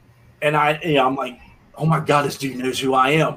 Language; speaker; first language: English; native; English